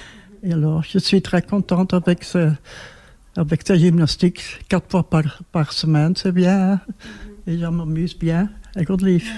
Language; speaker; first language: French; non-native, local second language; Dutch